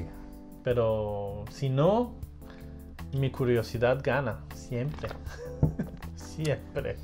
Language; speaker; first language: Spanish; early bilingual, heritage; Spanish